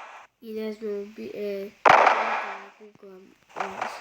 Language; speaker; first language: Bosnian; early bilingual, heritage; Bosnian